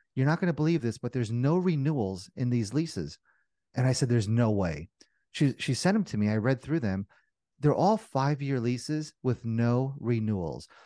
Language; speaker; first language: English; native; English